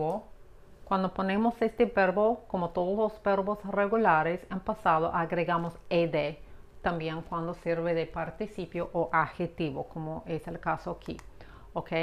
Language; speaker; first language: Spanish; non-native, fluent; English